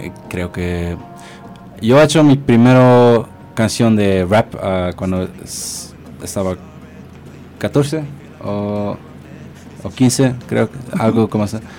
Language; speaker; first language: Spanish; early bilingual, heritage; Spanish